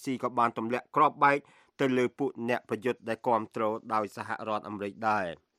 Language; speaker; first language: Khmer; native; Khmer